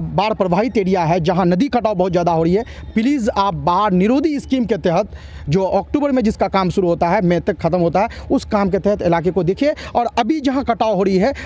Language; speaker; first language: Hindi; native; Hindi